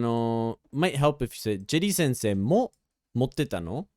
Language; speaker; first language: Japanese; non-native, fluent; English